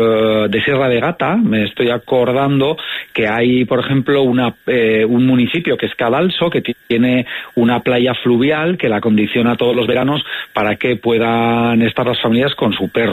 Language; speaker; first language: Spanish; native; Spanish